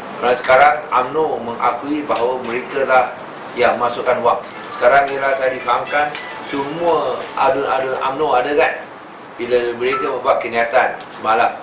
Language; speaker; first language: Malay; non-native, local second language; Chinese